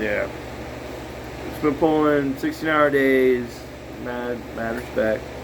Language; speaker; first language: English; native; English